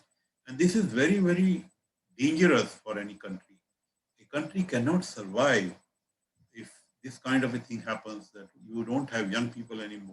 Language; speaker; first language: English; non-native, local second language; Hindi